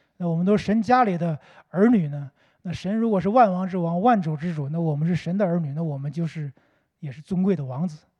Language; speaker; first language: Chinese; native; Chinese